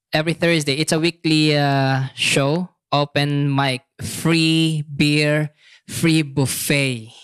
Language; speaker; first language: English; non-native, local second language; Filipino